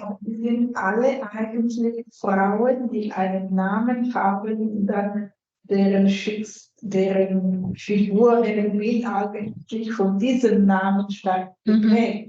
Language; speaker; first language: German; non-native, fluent; Italian